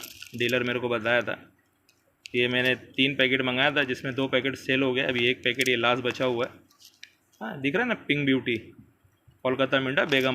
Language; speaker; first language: Hindi; native; Hindi